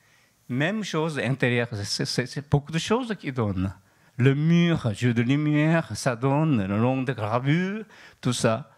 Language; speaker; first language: French; non-native, learner; Korean